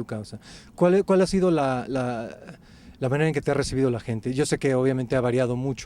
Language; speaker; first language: Spanish; native; Spanish